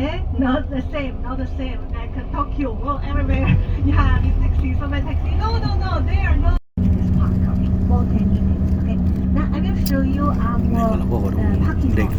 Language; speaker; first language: English; non-native, learner; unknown